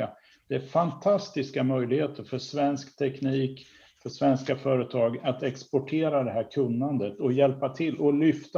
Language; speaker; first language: Swedish; native; Swedish